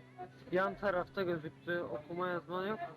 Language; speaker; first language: Turkish; native; Turkish